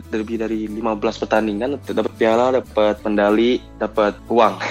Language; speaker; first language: Indonesian; native; Indonesian